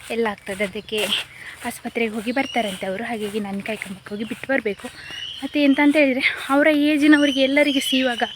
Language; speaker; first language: Kannada; native; Kannada